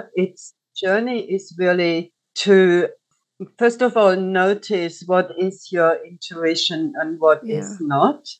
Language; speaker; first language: English; non-native, fluent; German